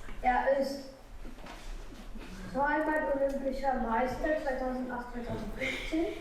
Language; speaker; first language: German; non-native, learner; French